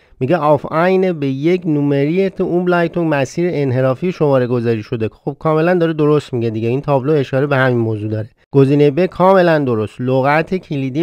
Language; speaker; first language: Persian; native; Persian